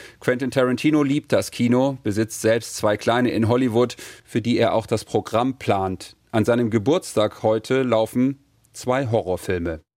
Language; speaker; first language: German; native; German